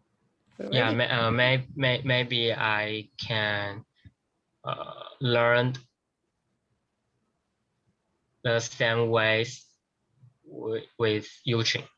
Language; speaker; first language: English; non-native, learner; Chinese